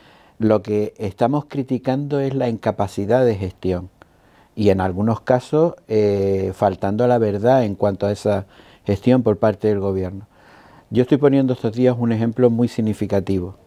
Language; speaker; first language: Spanish; native; Spanish